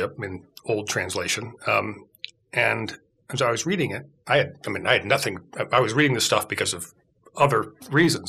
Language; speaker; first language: English; native; English